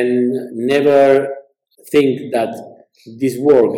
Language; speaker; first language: English; non-native, learner; Spanish